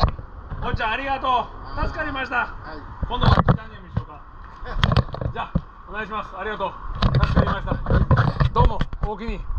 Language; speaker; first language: Japanese; non-native, fluent; English